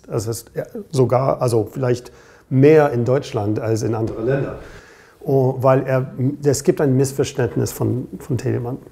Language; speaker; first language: German; non-native, fluent; English